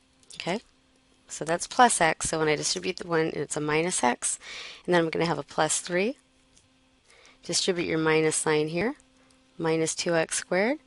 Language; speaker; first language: English; native; English